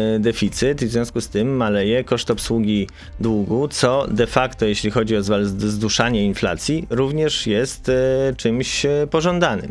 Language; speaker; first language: Polish; native; Polish